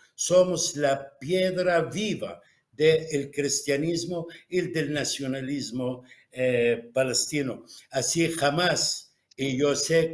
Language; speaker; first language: Spanish; non-native, fluent; Arabic